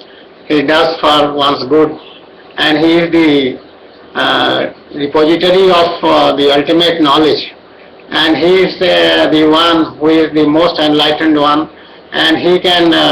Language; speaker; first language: English; non-native, local second language; Odia